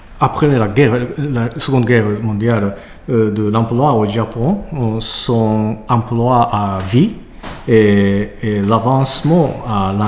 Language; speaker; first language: French; non-native, learner; Japanese